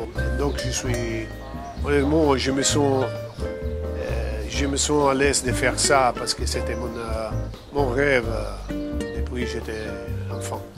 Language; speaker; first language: French; non-native, fluent; Italian